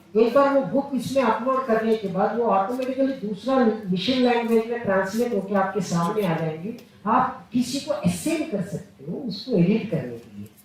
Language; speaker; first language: Hindi; non-native, local second language; Telugu